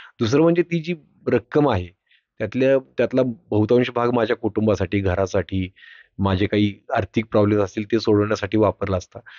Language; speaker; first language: Marathi; native; Marathi